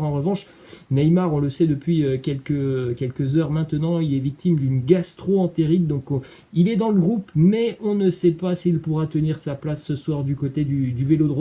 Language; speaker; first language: French; native; French